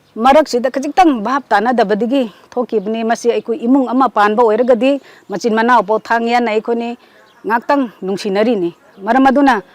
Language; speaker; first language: Manipuri; non-native, local second language; Rongmei Naga